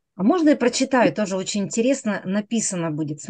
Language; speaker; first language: Russian; native; Russian